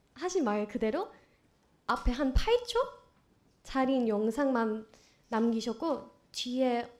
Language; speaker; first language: Korean; non-native, fluent; Vietnamese